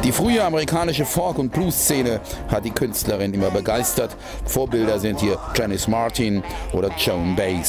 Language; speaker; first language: German; native; German